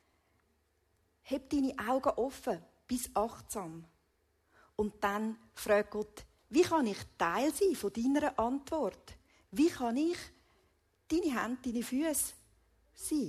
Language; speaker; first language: German; native; German